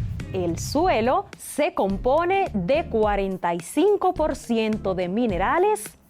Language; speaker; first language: Spanish; native; Spanish